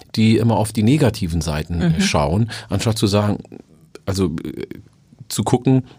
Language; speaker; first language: German; early bilingual, other home language; Oromo